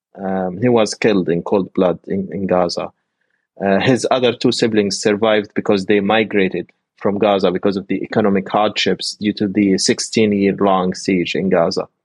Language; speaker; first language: English; non-native, fluent; Arabic